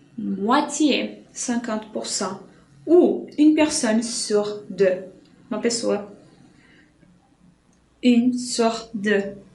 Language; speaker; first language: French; non-native, fluent; Portuguese